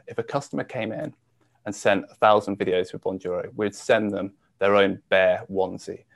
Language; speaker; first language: English; native; English